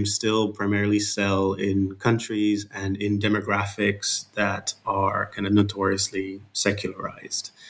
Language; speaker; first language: English; non-native, fluent; Dutch